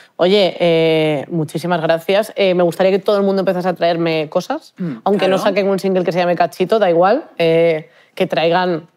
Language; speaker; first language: Spanish; native; Spanish